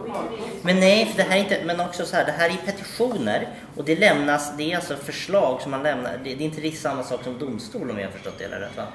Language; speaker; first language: Swedish; native; Swedish